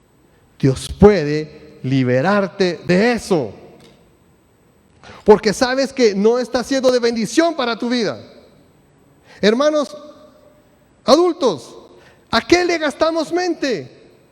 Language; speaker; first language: Spanish; native; Spanish